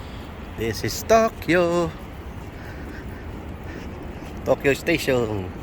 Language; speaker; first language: English; non-native, local second language; Filipino